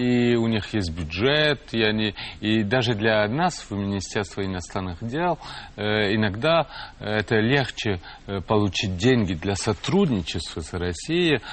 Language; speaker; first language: Russian; non-native, fluent; French